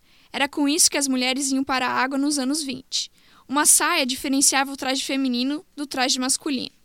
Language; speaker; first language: Portuguese; native; Portuguese